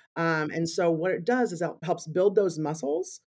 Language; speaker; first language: English; native; English